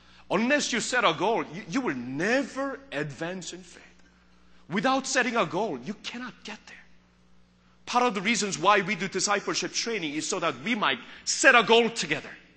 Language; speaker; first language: English; early bilingual, other home language; Korean